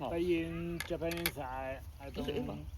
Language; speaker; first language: English; non-native, learner; Cantonese